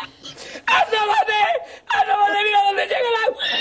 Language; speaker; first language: Spanish; native; Spanish